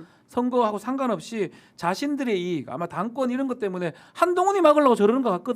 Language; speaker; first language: Korean; native; Korean